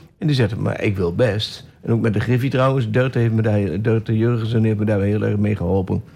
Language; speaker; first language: Dutch; native; Dutch